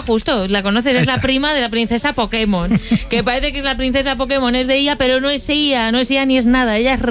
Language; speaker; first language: Spanish; native; Spanish